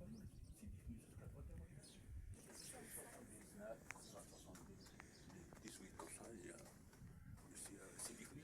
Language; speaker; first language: French; non-native, local second language; Arabic